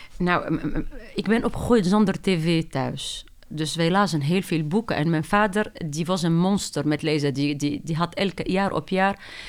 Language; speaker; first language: Dutch; non-native, fluent; Arabic